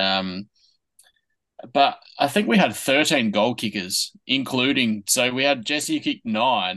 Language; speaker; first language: English; native; English